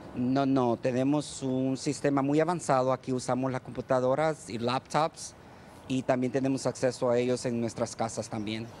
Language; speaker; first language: Spanish; early bilingual, heritage; Spanish